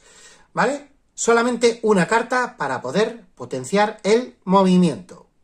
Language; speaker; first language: Spanish; native; Spanish